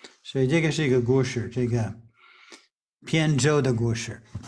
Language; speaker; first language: Chinese; non-native, fluent; English